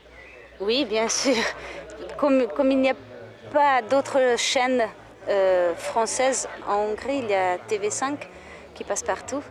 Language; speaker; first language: French; non-native, fluent; Hungarian